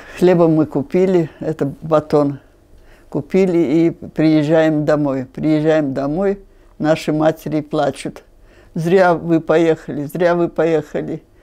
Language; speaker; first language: Russian; non-native, local second language; Finnish